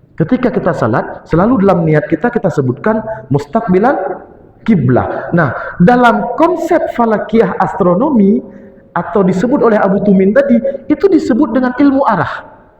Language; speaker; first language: Malay; non-native, local second language; Achinese